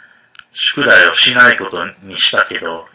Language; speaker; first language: Japanese; non-native, fluent; English